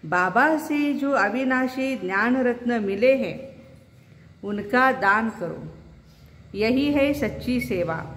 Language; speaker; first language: Hindi; non-native, local second language; Marathi